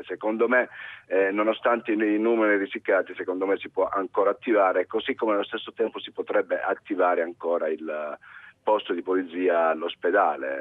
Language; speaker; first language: Italian; native; Italian